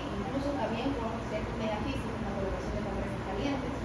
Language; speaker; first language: Spanish; native; Spanish